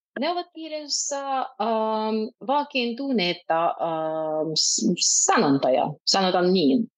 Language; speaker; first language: Finnish; non-native, fluent; Russian